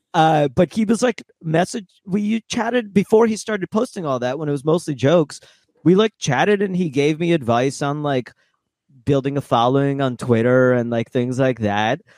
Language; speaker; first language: English; early bilingual, other home language; Russian